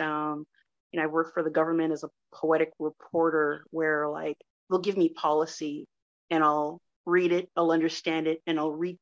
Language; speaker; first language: English; non-native, fluent; French